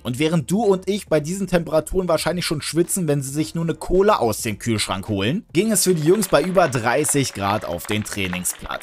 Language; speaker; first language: German; native; German